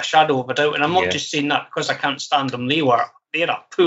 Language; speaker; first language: English; native; English